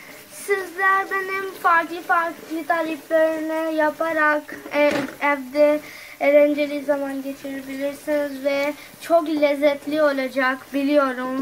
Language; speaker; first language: Turkish; non-native, learner; Urdu